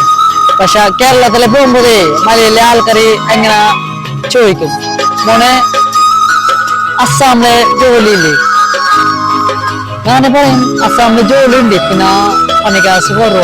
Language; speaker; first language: Malayalam; non-native, local second language; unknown